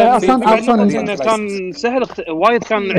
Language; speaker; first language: Arabic; native; Arabic